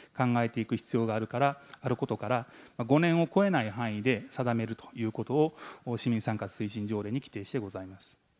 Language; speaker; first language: Japanese; native; Japanese